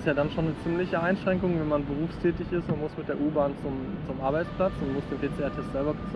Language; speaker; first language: German; native; German